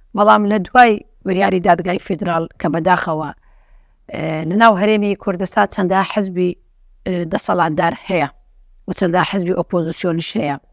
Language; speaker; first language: Central Kurdish; non-native, local second language; Turkish